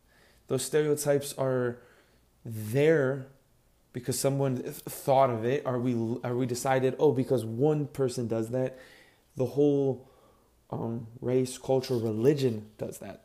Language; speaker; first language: English; native; English